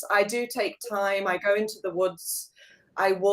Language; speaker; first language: English; native; English